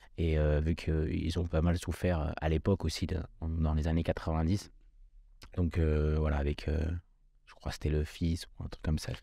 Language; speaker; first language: French; early bilingual, other home language; Kabyle